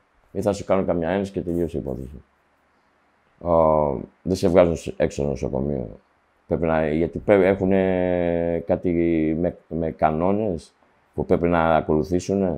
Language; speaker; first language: Greek; early bilingual, heritage; Greek